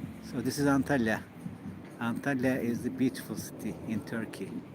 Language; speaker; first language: English; non-native, learner; Turkish